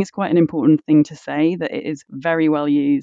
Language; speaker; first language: English; native; English